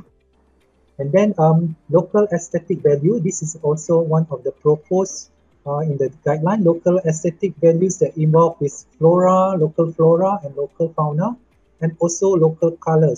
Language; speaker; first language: English; non-native, local second language; Malay